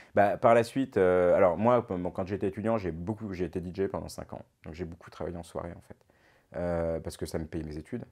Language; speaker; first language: French; native; French